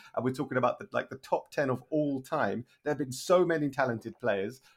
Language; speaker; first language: English; native; English